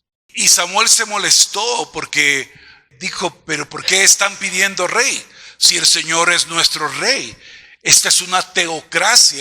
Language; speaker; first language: Spanish; native; Spanish